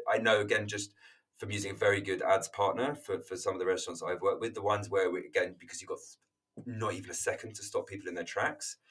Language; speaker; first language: English; native; English